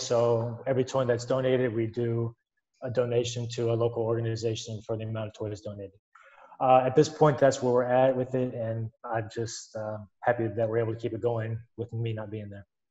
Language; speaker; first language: English; native; English